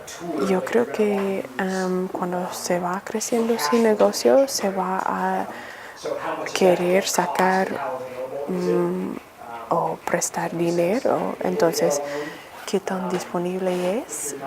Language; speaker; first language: Spanish; non-native, fluent; English